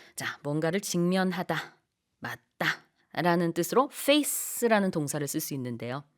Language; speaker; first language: Korean; native; Korean